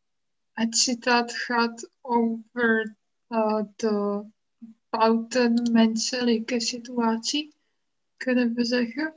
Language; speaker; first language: Dutch; non-native, fluent; Czech